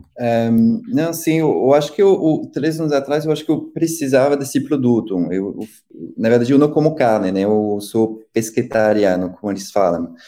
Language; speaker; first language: Portuguese; non-native, fluent; French